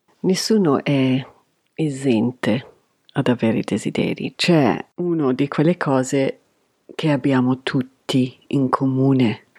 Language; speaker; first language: Italian; non-native, fluent; English